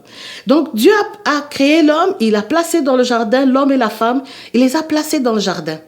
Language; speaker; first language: French; native; French